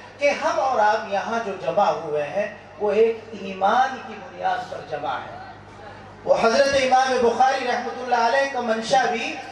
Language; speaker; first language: Urdu; native; Urdu